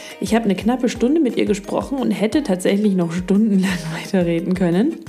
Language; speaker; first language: German; native; German